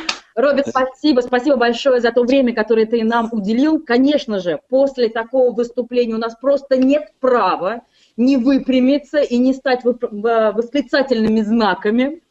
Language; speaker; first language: Russian; native; Russian